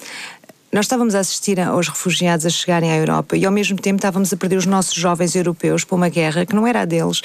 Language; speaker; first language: Portuguese; native; Portuguese